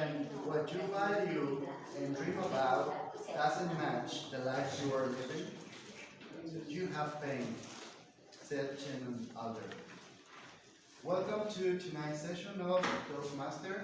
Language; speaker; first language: English; non-native, fluent; Spanish